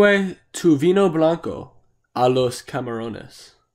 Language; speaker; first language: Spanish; non-native, learner; English